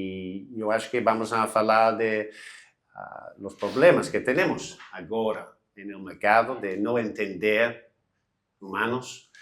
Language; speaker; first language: Portuguese; non-native, learner; English